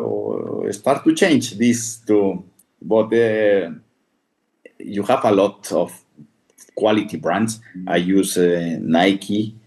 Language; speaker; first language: English; non-native, fluent; Spanish